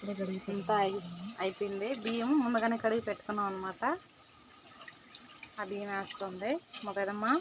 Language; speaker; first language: Telugu; native; Telugu